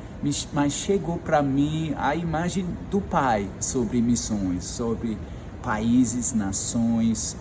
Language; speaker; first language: Portuguese; non-native, fluent; English